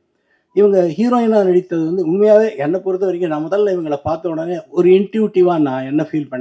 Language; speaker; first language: Tamil; native; Tamil